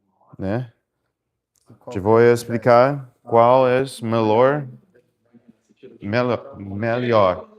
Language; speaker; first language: Portuguese; non-native, learner; Spanish